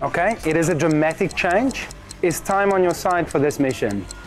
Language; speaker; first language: English; non-native, local second language; Afrikaans